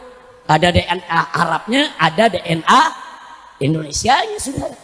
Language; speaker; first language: Indonesian; native; Indonesian